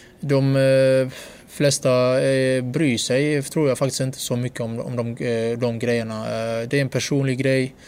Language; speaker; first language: Swedish; early bilingual, other home language; Bosnian